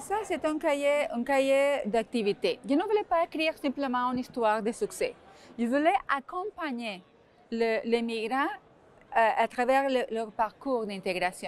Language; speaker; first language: French; non-native, fluent; Spanish